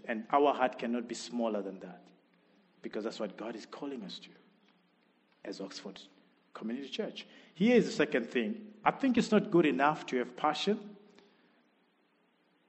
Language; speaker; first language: English; non-native, local second language; Shona